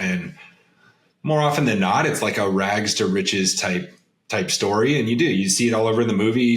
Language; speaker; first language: English; native; English